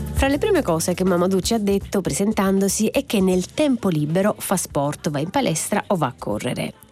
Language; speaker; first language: Italian; native; Italian